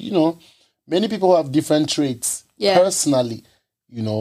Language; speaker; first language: English; non-native, local second language; Ewe